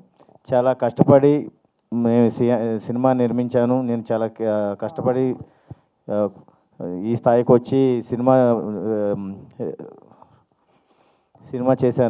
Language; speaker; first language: Telugu; native; Telugu